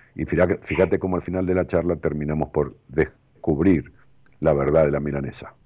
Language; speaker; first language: Spanish; native; Spanish